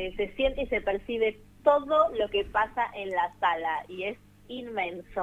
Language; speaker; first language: Spanish; native; Spanish